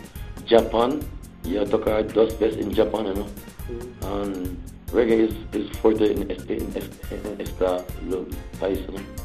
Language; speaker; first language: Spanish; non-native, learner; English